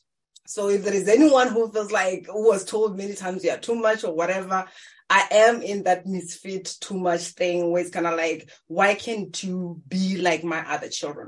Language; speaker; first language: English; non-native, local second language; Tswana